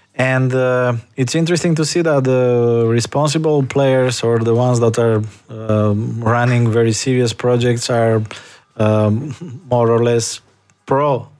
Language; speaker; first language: English; non-native, fluent; Romanian